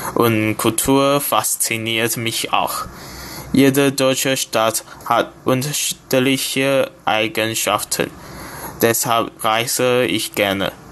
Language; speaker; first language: German; non-native, learner; Chinese